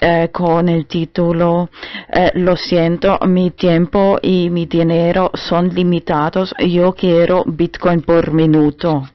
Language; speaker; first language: Spanish; non-native, learner; German